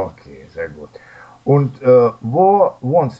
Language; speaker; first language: German; non-native, fluent; Russian